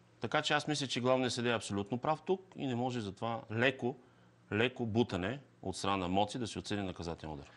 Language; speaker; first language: Bulgarian; native; Bulgarian